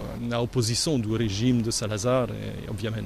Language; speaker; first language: Portuguese; non-native, fluent; French